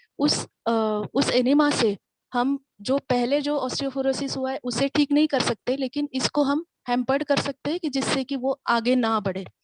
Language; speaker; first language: Hindi; non-native, local second language; Marathi